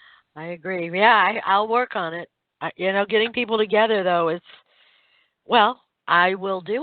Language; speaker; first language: English; native; English